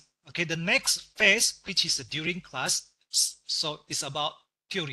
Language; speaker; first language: English; non-native, local second language; Malay